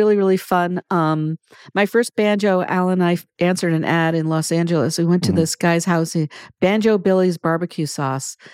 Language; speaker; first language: English; native; English